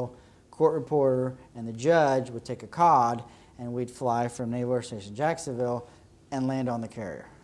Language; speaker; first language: English; native; English